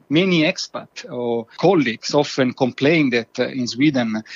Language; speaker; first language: English; non-native, fluent; Italian